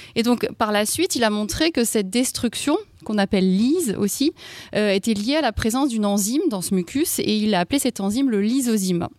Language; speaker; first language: French; native; French